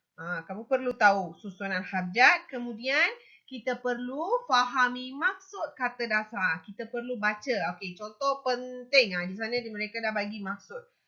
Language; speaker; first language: Malay; non-native, local second language; Tamil